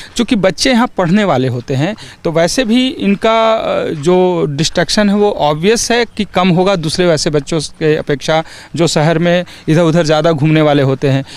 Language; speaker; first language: Hindi; native; Hindi